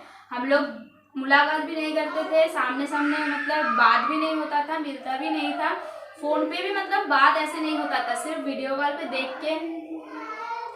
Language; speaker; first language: Hindi; non-native, local second language; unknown